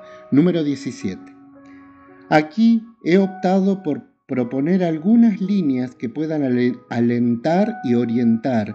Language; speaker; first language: Spanish; native; Spanish